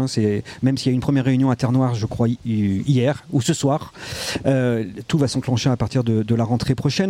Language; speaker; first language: French; native; French